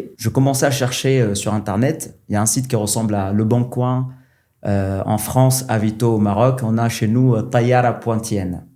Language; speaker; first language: French; non-native, local second language; Arabic